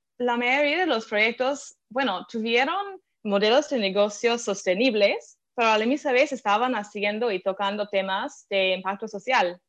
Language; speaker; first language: Spanish; non-native, fluent; English